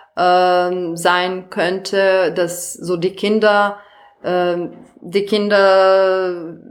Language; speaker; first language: German; non-native, fluent; Serbian